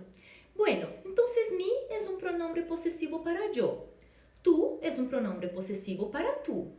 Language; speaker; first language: Spanish; non-native, fluent; Portuguese